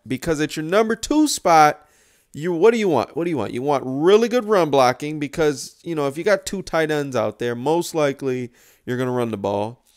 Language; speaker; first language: English; native; English